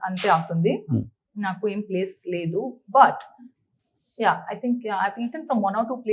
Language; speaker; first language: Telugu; non-native, learner; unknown